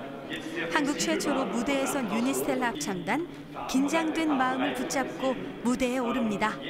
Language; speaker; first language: Korean; native; Korean